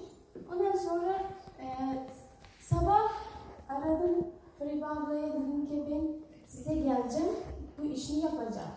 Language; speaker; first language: Turkish; non-native, learner; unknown